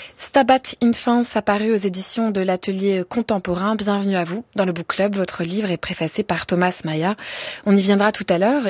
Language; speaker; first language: French; native; French